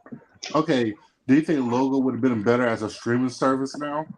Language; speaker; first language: English; native; English